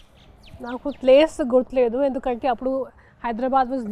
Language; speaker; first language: Telugu; non-native, fluent; Hindi